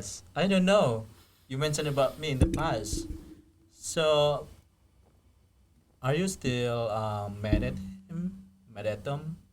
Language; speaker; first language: English; non-native, fluent; Indonesian